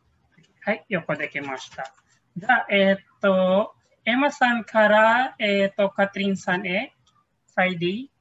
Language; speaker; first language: Japanese; non-native, fluent; Filipino